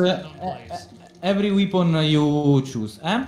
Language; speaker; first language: English; non-native, learner; Italian